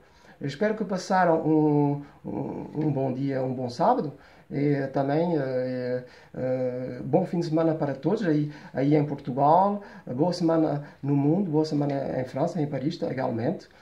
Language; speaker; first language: Portuguese; early bilingual, heritage; Portuguese